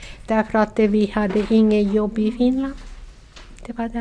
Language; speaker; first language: Swedish; non-native, learner; Finnish